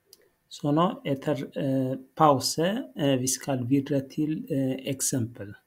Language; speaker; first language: Norwegian; non-native, learner; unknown